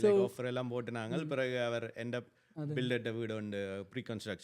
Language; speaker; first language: Tamil; early bilingual, other home language; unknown